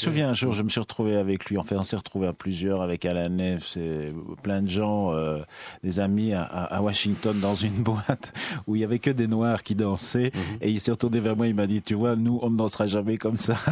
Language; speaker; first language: French; native; French